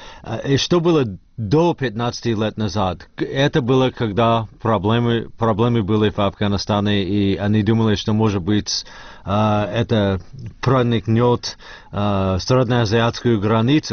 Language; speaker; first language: Russian; non-native, fluent; English